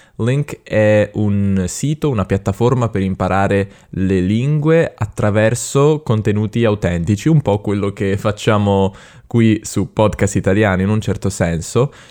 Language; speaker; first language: Italian; native; Italian